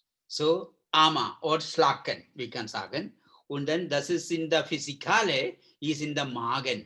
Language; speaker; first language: German; non-native, learner; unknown